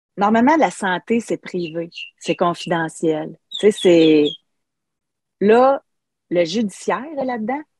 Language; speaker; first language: French; native; French